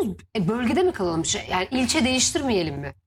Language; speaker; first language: Turkish; native; Turkish